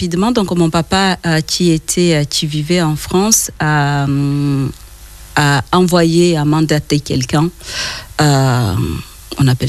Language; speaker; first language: French; early bilingual, other home language; Kinyarwanda